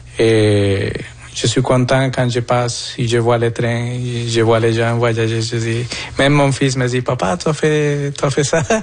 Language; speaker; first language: French; non-native, fluent; Spanish